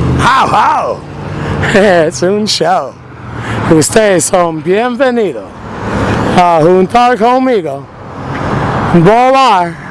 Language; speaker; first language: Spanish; non-native, learner; English